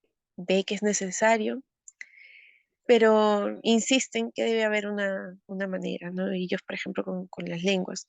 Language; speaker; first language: Spanish; native; Spanish